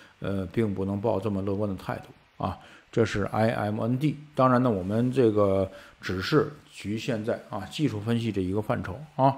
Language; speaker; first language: Chinese; native; Chinese